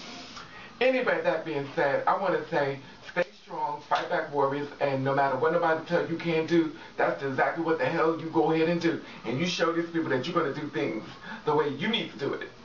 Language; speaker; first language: English; native; English